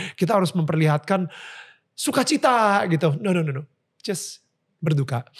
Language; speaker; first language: Indonesian; native; Indonesian